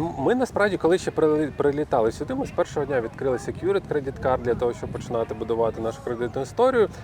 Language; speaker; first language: Ukrainian; non-native, local second language; Russian